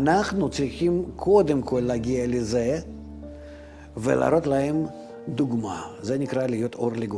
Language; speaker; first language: Hebrew; non-native, fluent; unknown